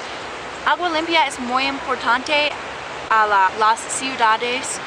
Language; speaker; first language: Spanish; non-native, learner; English